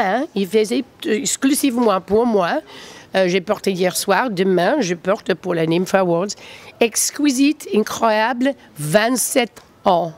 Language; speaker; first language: French; non-native, fluent; English